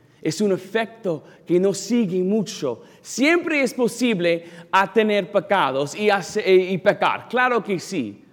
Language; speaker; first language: Spanish; non-native, learner; English